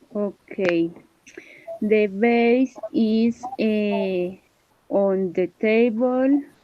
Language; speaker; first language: English; non-native, learner; Spanish